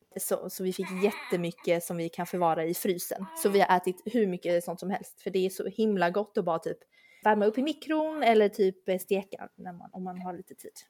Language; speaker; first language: Swedish; native; Swedish